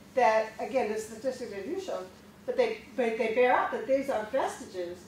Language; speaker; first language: English; native; English